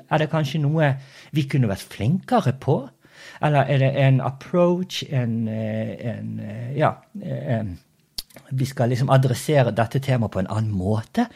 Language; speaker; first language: Norwegian; early bilingual, other home language; Portuguese